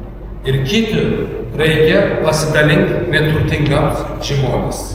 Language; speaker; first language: Lithuanian; non-native, learner; Turkish